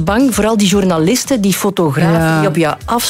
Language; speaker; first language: Dutch; native; Dutch